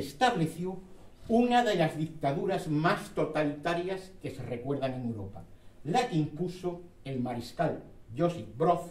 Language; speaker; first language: Spanish; native; Spanish